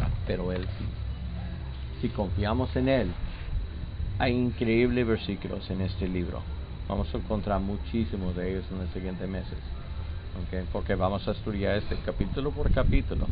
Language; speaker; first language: Spanish; non-native, learner; English